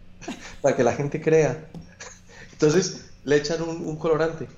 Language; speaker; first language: Spanish; native; Spanish